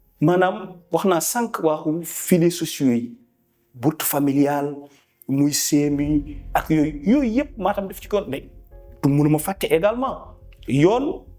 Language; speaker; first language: Wolof; non-native, local second language; Fula